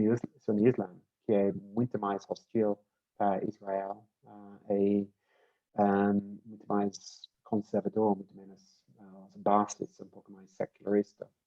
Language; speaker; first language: Portuguese; non-native, learner; English